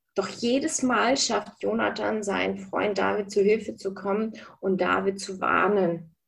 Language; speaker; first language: German; early bilingual, other home language; Russian